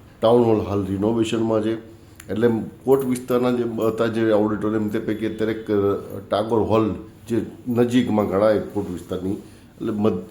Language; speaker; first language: Gujarati; native; Gujarati